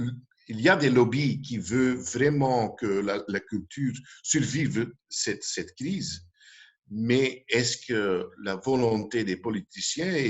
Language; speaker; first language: French; non-native, local second language; Dutch